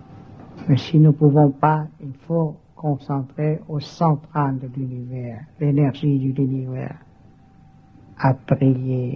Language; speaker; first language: French; non-native, learner; Vietnamese